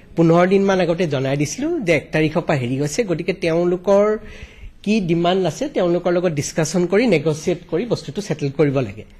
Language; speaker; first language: Assamese; non-native, local second language; Bangla